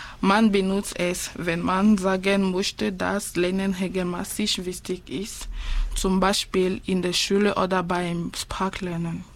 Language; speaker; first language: German; non-native, fluent; French